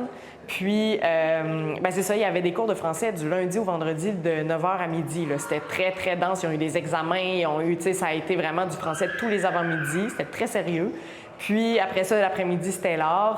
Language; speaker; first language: French; native; French